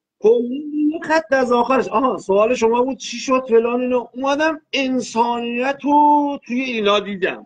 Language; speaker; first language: Persian; non-native, local second language; Azerbaijani